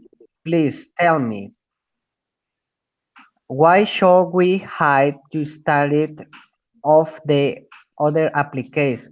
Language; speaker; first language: English; non-native, learner; Spanish